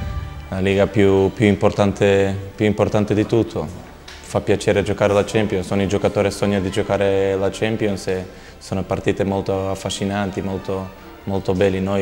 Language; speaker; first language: Italian; non-native, fluent; Macedonian